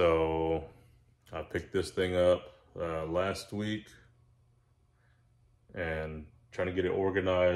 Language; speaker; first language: English; native; English